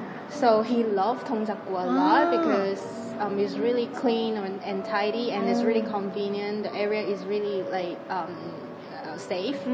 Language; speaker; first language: English; non-native, fluent; Cantonese